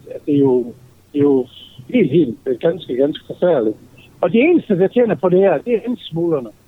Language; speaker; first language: Danish; native; Danish